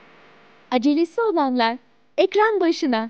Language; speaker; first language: Turkish; native; Turkish